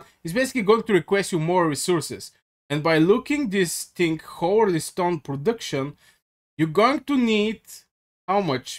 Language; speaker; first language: English; non-native, fluent; Bulgarian